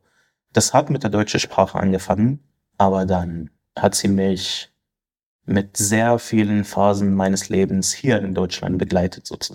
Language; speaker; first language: German; non-native, fluent; Arabic